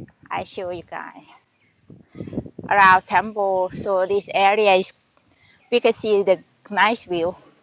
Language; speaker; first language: English; non-native, learner; Thai